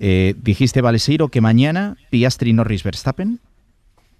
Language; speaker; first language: Spanish; native; Spanish